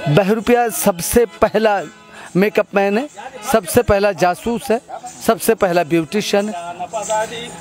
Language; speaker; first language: Hindi; non-native, local second language; Gujarati